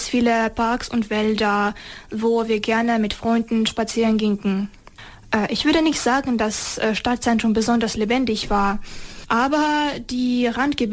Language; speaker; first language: German; non-native, fluent; Ukrainian